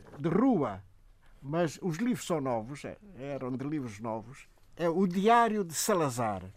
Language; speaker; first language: Portuguese; non-native, local second language; Upper Guinea Crioulo